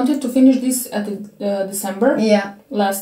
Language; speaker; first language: English; non-native, fluent; Serbian